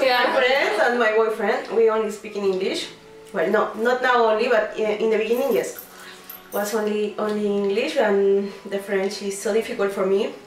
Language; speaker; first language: English; non-native, learner; Spanish